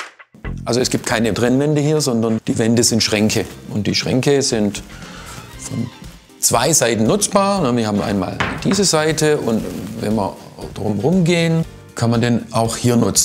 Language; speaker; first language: German; native; German